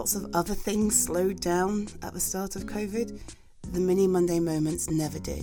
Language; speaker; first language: English; native; English